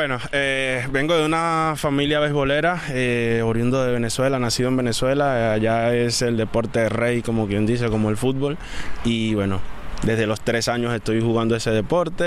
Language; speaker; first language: Spanish; native; Spanish